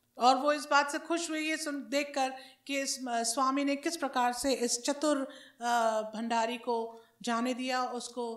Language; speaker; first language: Hindi; native; Hindi